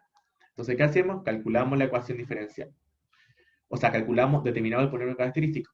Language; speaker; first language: Spanish; native; Spanish